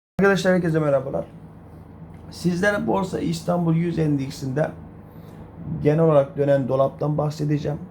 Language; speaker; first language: Turkish; native; Turkish